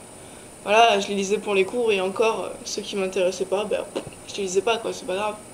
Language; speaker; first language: French; native; French